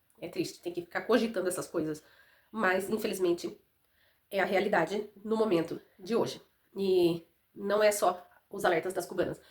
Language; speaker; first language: Portuguese; native; Portuguese